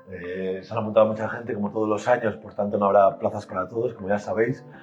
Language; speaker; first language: Spanish; native; Spanish